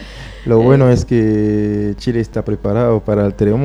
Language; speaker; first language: Spanish; non-native, fluent; Haitian Creole